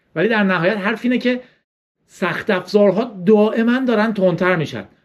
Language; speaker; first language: Persian; native; Persian